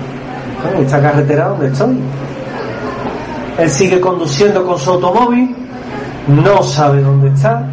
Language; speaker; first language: Spanish; native; Spanish